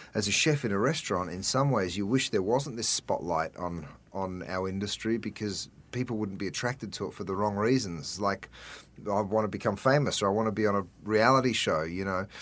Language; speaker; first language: English; native; English